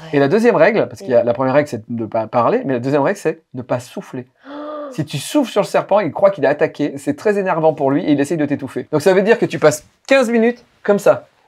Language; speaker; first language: French; native; French